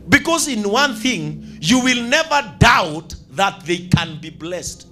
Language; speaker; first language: English; non-native, local second language; Swahili